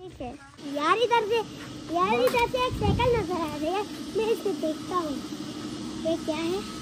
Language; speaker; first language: Hindi; non-native, local second language; Khowar